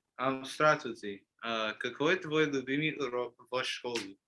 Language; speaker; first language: Russian; non-native, learner; English